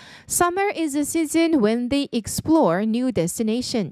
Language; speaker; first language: English; non-native, fluent; Korean